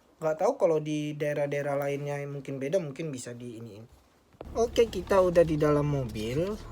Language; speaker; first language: Indonesian; native; Indonesian